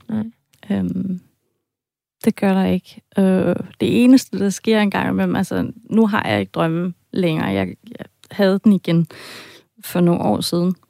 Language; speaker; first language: Danish; early bilingual, heritage; Danish